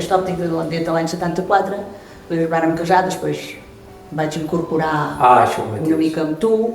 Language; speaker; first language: Catalan; native; Catalan